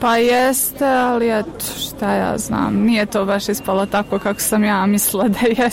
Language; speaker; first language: Croatian; native; Croatian